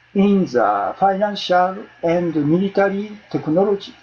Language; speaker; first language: English; non-native, learner; Japanese